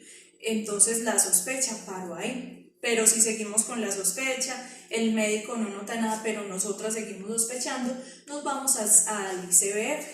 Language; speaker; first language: Spanish; native; Spanish